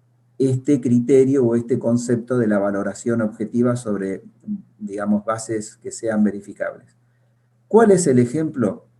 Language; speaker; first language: Spanish; native; Spanish